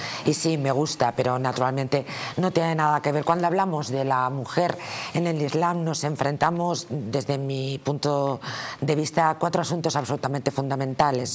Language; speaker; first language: Spanish; native; Spanish